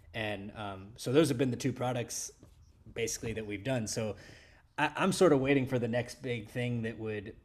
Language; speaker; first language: English; native; English